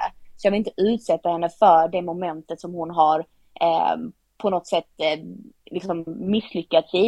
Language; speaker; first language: Swedish; native; Swedish